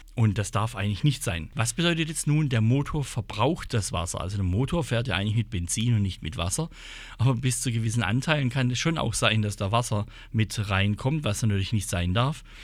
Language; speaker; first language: German; native; German